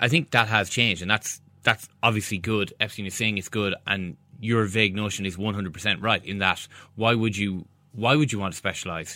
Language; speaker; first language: English; native; English